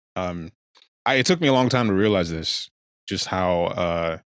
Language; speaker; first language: English; non-native, local second language; Igbo